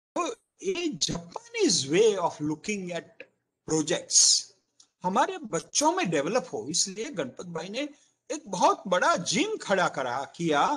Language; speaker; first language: Hindi; non-native, local second language; Gujarati